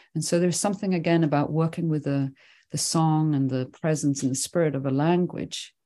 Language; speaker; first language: English; early bilingual, other home language; Swedish